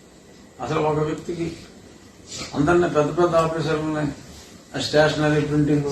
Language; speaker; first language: Telugu; native; Telugu